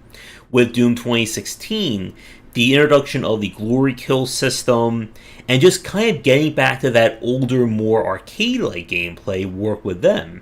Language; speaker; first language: English; native; English